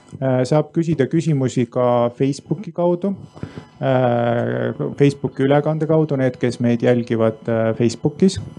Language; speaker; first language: Estonian; native; Estonian